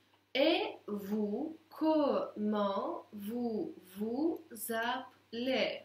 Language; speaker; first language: French; non-native, fluent; Russian